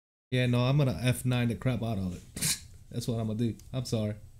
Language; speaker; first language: English; early bilingual, other home language; Italian